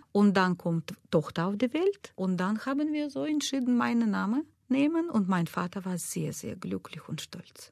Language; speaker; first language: German; non-native, learner; Russian